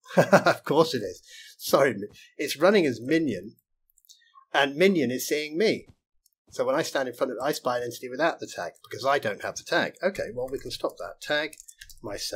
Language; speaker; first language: English; native; English